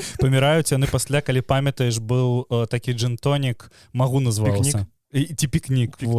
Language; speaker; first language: Belarusian; non-native, local second language; Russian